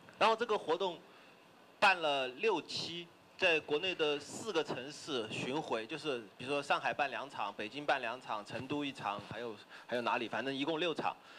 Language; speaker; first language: Chinese; native; Chinese